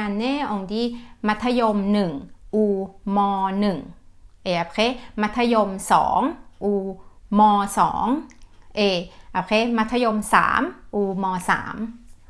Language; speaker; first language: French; non-native, fluent; Thai